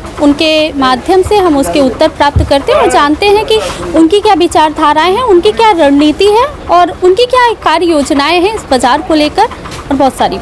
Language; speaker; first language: Hindi; native; Hindi